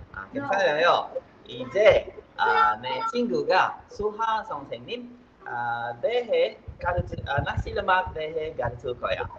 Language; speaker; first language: Korean; non-native, learner; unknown